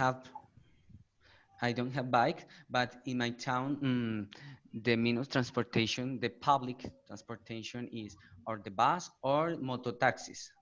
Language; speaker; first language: English; non-native, learner; Spanish